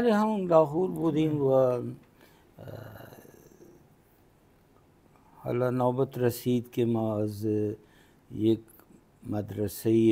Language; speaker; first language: Persian; non-native, fluent; Punjabi